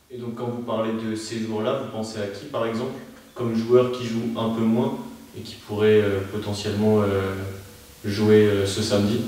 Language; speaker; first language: French; native; French